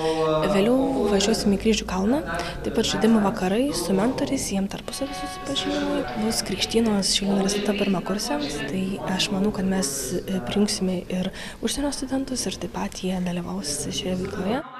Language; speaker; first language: Lithuanian; native; Lithuanian